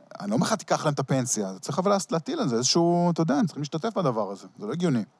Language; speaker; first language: Hebrew; early bilingual, heritage; Hebrew